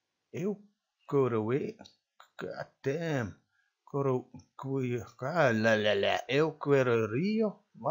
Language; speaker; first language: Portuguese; non-native, learner; Dutch